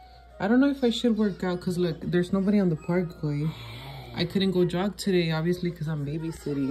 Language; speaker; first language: English; early bilingual, other home language; Spanish